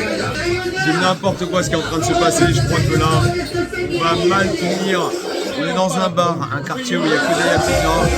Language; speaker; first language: French; native; French